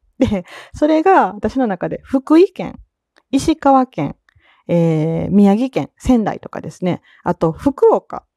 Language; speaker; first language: Japanese; native; Japanese